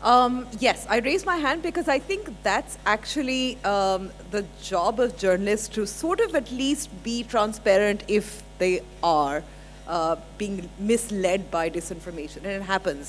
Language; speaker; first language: English; non-native, local second language; Urdu